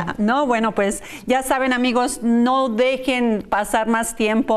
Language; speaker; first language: Spanish; native; Spanish